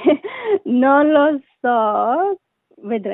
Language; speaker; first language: Italian; non-native, learner; Sinhala